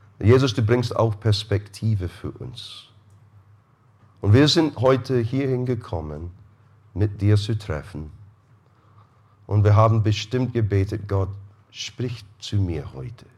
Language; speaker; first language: German; non-native, fluent; English